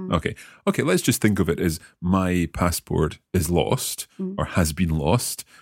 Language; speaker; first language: English; native; English